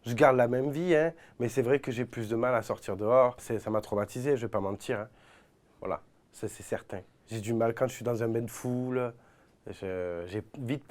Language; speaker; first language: French; native; French